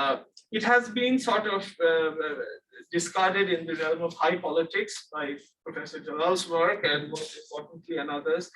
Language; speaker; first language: English; non-native, local second language; Bangla